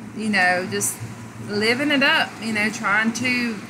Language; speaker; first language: English; native; English